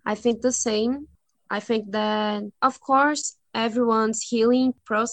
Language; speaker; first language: English; non-native, fluent; Portuguese